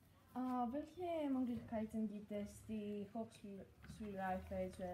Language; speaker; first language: German; non-native, learner; Greek